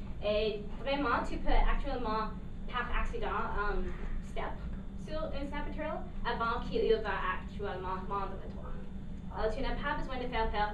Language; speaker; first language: French; non-native, learner; English